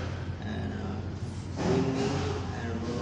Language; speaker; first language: English; non-native, learner; Vietnamese